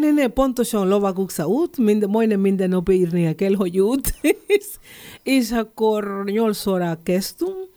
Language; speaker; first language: Hungarian; non-native, learner; Spanish